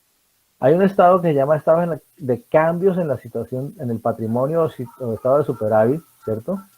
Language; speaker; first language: Spanish; native; Spanish